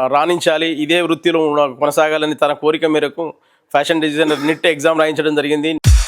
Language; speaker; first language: Telugu; native; Telugu